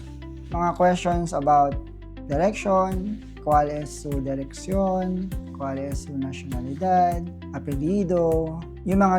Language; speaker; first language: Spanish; non-native, learner; Filipino